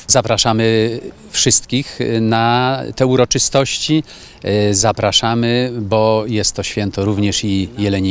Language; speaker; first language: Polish; native; Polish